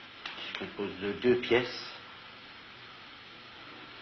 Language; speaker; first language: French; non-native, local second language; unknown